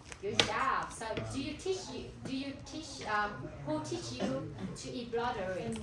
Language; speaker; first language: English; non-native, learner; Hmong